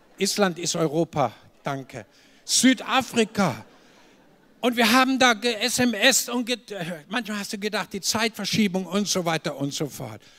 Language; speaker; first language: German; native; German